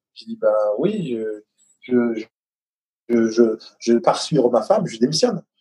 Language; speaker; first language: French; native; French